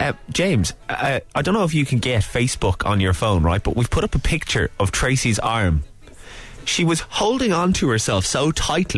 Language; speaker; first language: English; native; English